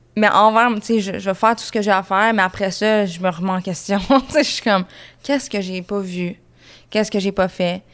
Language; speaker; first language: French; native; French